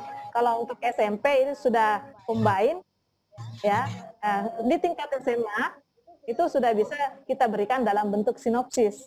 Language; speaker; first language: Indonesian; native; Indonesian